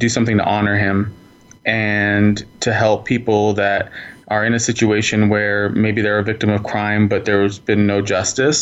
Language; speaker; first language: English; native; English